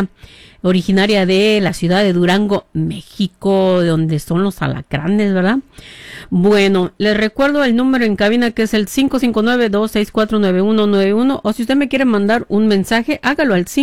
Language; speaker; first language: Spanish; native; Spanish